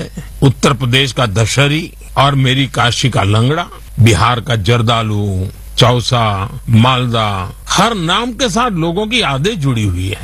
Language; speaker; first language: Hindi; non-native, local second language; Gujarati